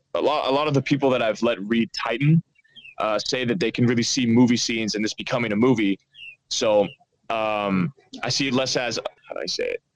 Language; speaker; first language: English; non-native, fluent; Dutch